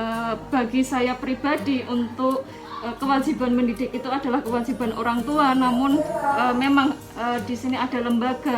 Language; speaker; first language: Indonesian; native; Indonesian